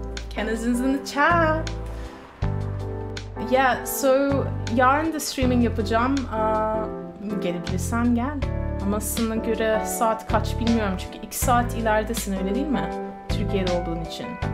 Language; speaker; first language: Turkish; early bilingual, heritage; Turkish